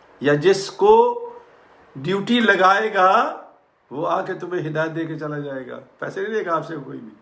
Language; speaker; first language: Urdu; non-native, local second language; Punjabi